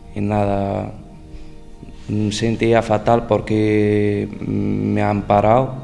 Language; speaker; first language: Spanish; non-native, learner; Arabic